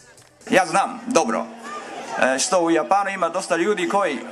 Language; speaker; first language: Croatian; non-native, learner; Japanese